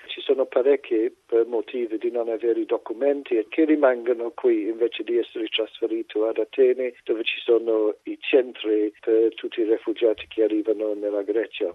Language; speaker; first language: Italian; non-native, fluent; English